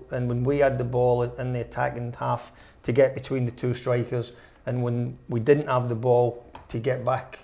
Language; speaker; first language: English; native; English